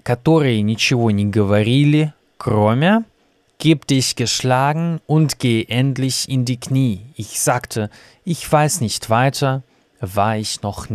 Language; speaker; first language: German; non-native, fluent; Russian